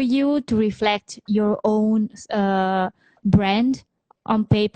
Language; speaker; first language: English; non-native, fluent; Italian